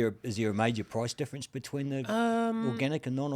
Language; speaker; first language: English; native; English